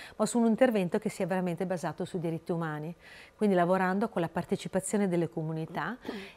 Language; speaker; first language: Italian; native; Italian